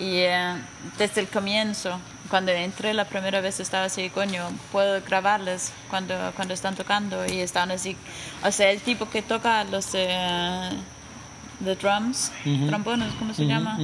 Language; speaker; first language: Spanish; non-native, fluent; Danish